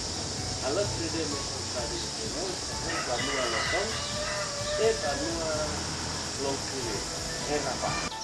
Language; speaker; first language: French; non-native, learner; Indonesian